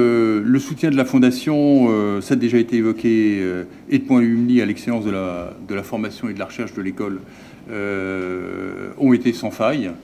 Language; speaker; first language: French; native; French